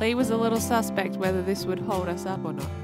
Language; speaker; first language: English; native; English